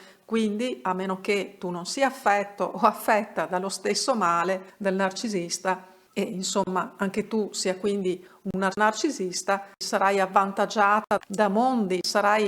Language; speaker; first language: Italian; native; Italian